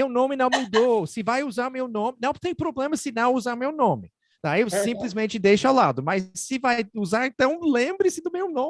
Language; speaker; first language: Portuguese; non-native, fluent; English